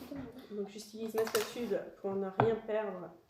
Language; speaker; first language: French; native; French